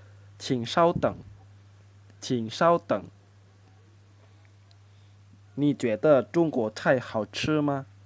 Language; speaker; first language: Chinese; non-native, fluent; Indonesian